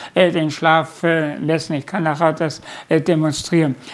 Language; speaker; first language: German; native; German